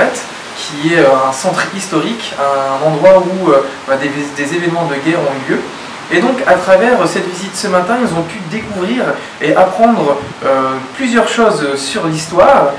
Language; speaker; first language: French; native; French